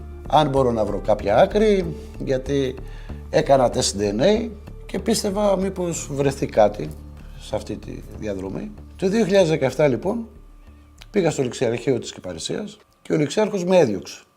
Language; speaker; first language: Greek; native; Greek